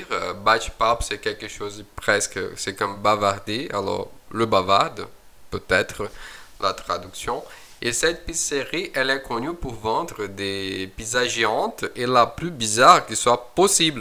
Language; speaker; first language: French; non-native, fluent; Portuguese